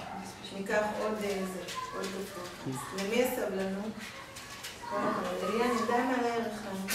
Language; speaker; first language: Hebrew; native; Hebrew